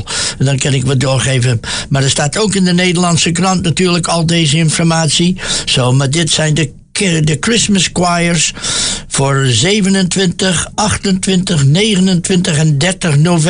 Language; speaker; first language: Dutch; native; Dutch